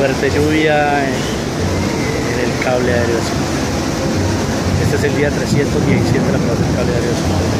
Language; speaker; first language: Spanish; native; Spanish